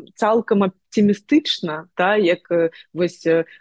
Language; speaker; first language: Belarusian; non-native, local second language; Russian